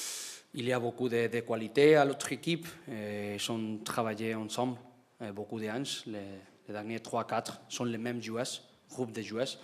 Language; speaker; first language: French; non-native, learner; Spanish